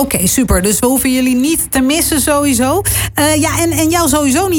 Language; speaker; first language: Dutch; native; Dutch